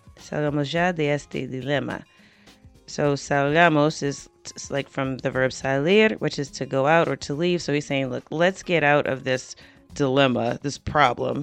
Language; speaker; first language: English; native; English